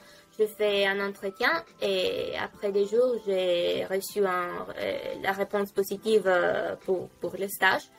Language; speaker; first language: French; non-native, fluent; Italian